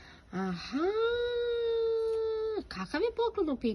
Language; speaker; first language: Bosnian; early bilingual, heritage; Serbian